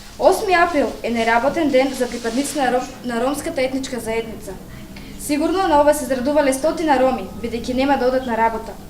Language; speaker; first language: Macedonian; non-native, local second language; Romany